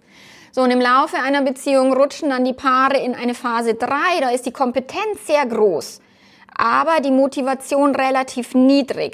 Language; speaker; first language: German; native; German